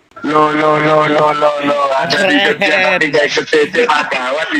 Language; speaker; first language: Indonesian; non-native, local second language; Madurese